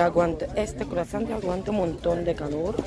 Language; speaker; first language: Spanish; non-native, fluent; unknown